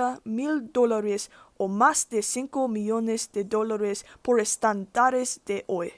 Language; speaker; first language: Spanish; non-native, learner; English